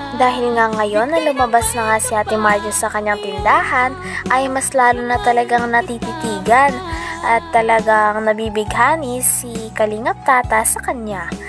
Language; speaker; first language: Filipino; native; Filipino